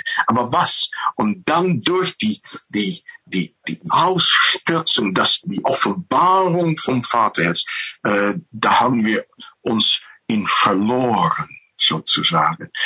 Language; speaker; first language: German; non-native, fluent; Dutch